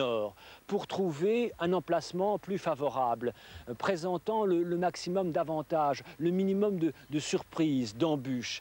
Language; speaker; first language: French; native; French